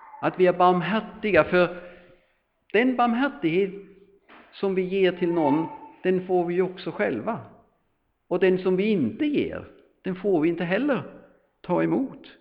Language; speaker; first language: Swedish; non-native, fluent; German